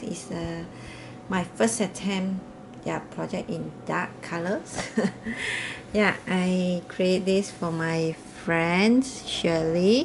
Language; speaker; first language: English; non-native, learner; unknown